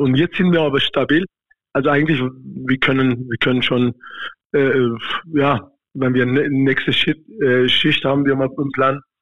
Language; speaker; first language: German; non-native, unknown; Kurdish